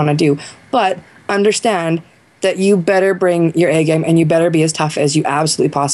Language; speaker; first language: English; native; English